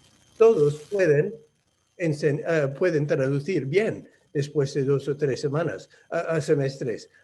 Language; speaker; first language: Spanish; non-native, fluent; English